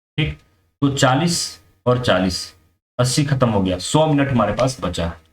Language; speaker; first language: Hindi; native; Hindi